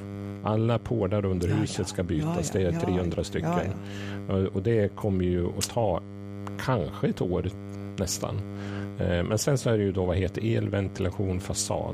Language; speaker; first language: Swedish; native; Swedish